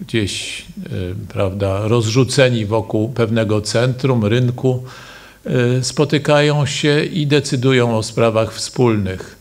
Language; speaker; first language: Polish; native; Polish